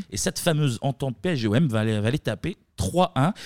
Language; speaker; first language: French; native; French